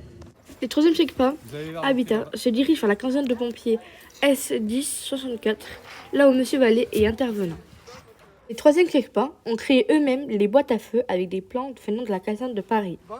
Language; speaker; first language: French; native; French